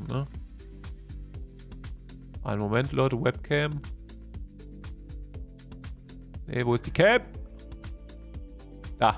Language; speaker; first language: German; native; German